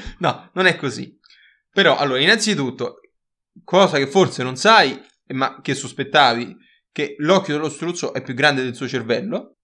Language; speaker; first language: Italian; native; Italian